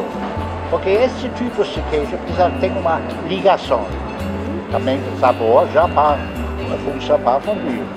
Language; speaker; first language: Portuguese; non-native, learner; German